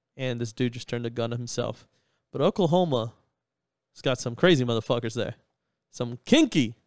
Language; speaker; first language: English; native; English